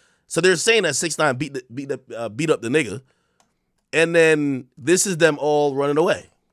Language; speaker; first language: English; native; English